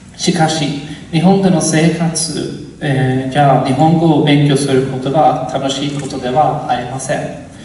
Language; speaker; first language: Japanese; non-native, learner; Swedish